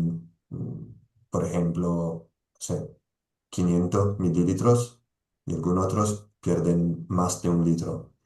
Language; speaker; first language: Spanish; non-native, fluent; Italian